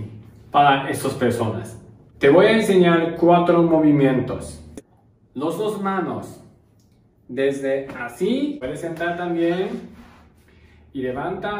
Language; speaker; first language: Spanish; non-native, learner; Japanese